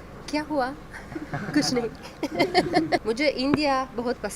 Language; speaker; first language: Hindi; non-native, learner; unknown